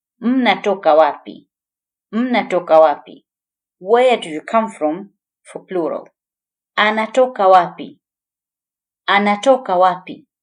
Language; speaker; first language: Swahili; native; Swahili